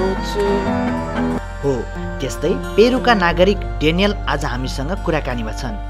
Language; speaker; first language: Nepali; native; Nepali